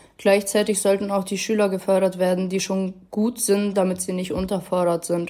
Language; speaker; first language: German; early bilingual, other home language; Arabic